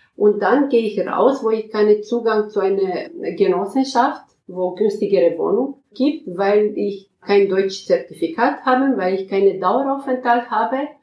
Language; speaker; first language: German; non-native, fluent; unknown